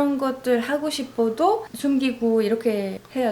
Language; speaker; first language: Korean; non-native, learner; Arabic